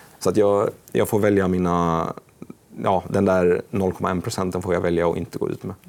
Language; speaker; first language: Swedish; non-native, fluent; Arabic